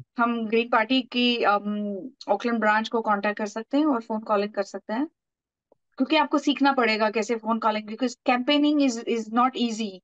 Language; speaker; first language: Hindi; non-native, local second language; Marathi